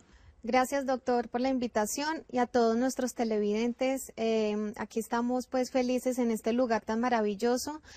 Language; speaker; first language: Spanish; native; Spanish